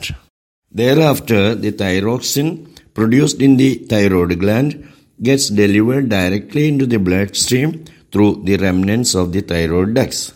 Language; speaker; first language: English; non-native, local second language; Malayalam